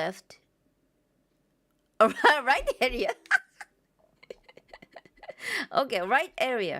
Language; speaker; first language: English; non-native, learner; Japanese